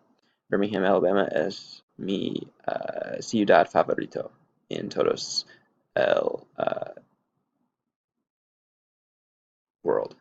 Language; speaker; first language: Spanish; non-native, learner; English